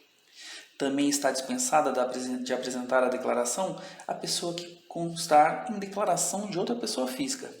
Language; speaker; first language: Portuguese; native; Portuguese